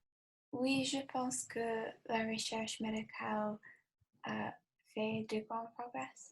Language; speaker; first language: French; non-native, learner; English